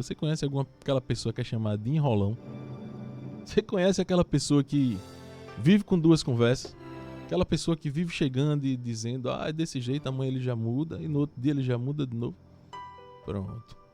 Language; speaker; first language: Portuguese; native; Portuguese